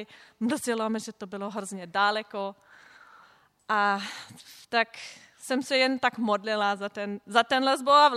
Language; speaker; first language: Czech; non-native, fluent; German